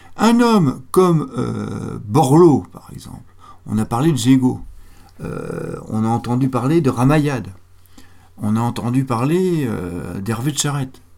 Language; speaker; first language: French; native; French